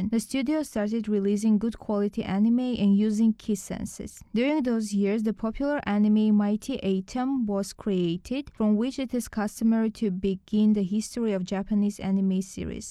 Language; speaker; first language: English; non-native, learner; Lithuanian